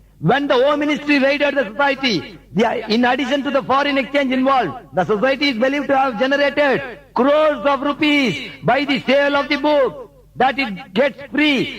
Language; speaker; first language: English; non-native, local second language; Tamil